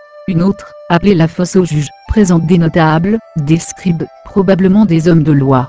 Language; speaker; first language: French; native; French